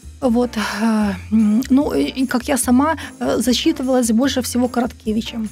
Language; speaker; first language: Russian; native; Russian